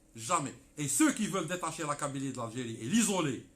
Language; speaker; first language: French; non-native, local second language; Arabic